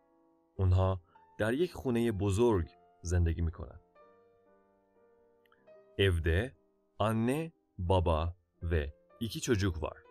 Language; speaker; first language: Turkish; non-native, fluent; Persian